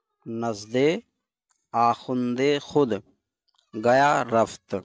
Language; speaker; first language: Persian; non-native, fluent; Urdu